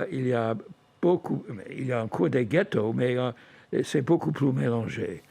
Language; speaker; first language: French; non-native, fluent; English